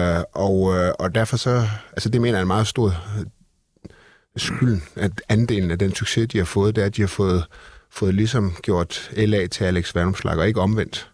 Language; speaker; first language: Danish; native; Danish